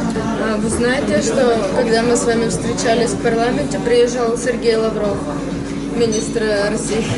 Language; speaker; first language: Russian; native; Russian